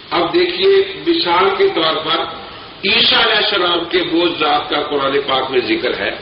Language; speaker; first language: Urdu; non-native, local second language; Punjabi